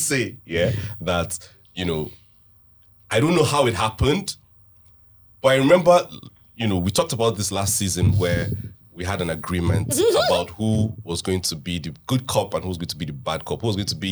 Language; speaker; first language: English; non-native, local second language; Hausa